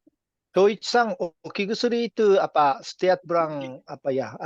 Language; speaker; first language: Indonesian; non-native, learner; Japanese